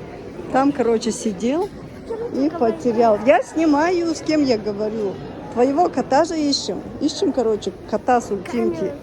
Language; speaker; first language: Russian; native; Russian